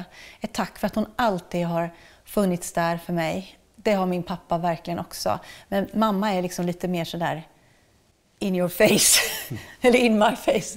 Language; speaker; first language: Swedish; native; Swedish